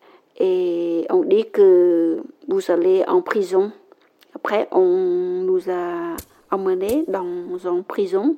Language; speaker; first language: French; non-native, learner; Khmer